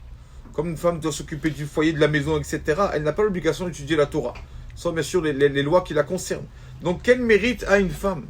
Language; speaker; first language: French; native; French